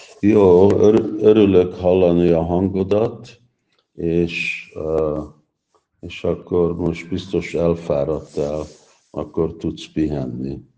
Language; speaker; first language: Hungarian; early bilingual, heritage; Hungarian